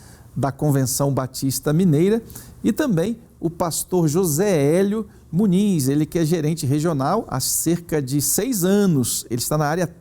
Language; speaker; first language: Portuguese; native; Portuguese